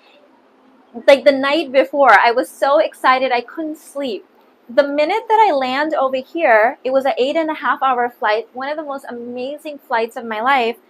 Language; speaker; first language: English; early bilingual, other home language; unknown